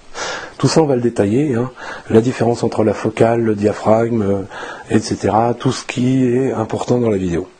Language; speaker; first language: French; native; French